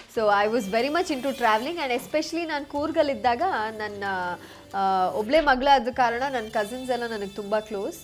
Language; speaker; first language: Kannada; non-native, local second language; Kodava